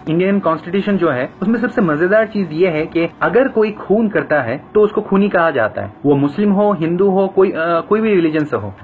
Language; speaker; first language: Hindi; non-native, fluent; Bangla